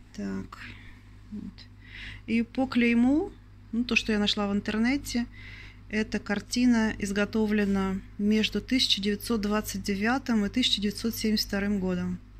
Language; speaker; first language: Russian; native; Russian